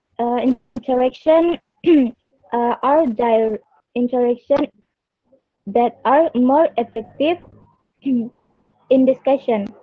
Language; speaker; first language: English; non-native, learner; Indonesian